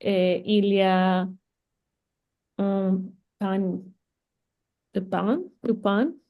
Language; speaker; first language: French; non-native, learner; Spanish